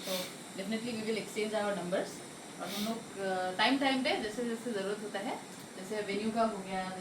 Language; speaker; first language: Hindi; non-native, local second language; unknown